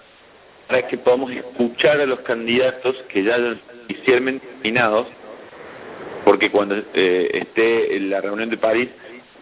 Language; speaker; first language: Spanish; native; Spanish